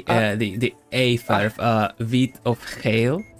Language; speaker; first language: Dutch; non-native, learner; Swedish